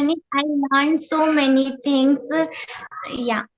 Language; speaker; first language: English; non-native, learner; Hindi